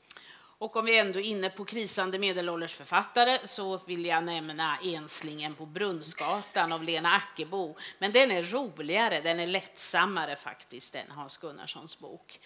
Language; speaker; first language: Swedish; native; Swedish